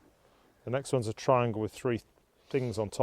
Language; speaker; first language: English; native; English